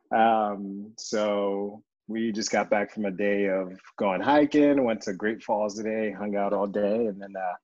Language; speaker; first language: English; early bilingual, other home language; Yoruba